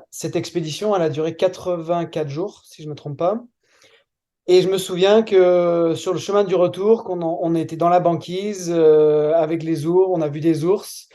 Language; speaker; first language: French; native; French